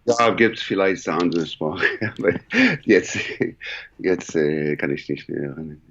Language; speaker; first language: German; non-native, learner; English